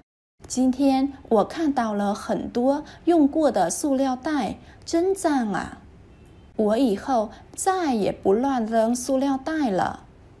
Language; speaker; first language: Chinese; non-native, learner; Vietnamese